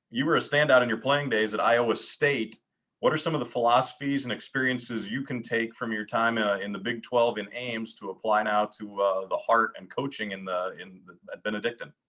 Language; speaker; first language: English; native; English